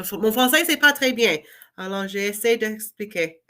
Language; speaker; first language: French; non-native, learner; English